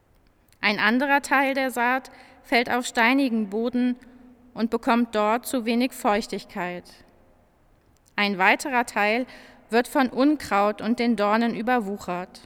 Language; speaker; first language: German; native; German